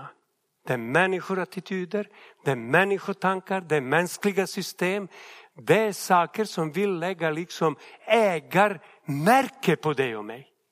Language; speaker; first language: Swedish; non-native, fluent; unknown